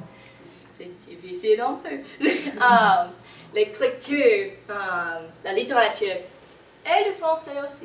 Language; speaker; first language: French; non-native, learner; English